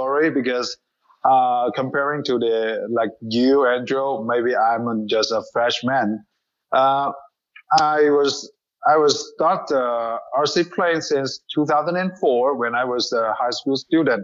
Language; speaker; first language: English; non-native, learner; Chinese